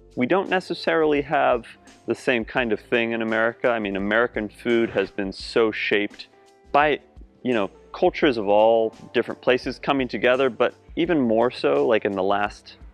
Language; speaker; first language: English; native; English